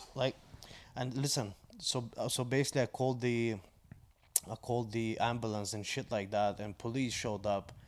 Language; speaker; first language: English; non-native, fluent; Bulgarian